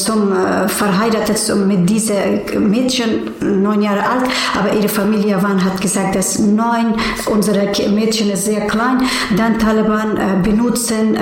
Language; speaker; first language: German; non-native, learner; Persian